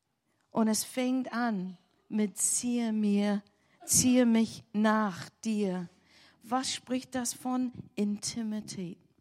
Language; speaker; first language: German; non-native, learner; English